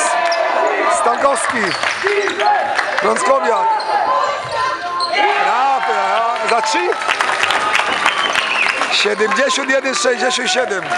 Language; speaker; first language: Polish; native; Polish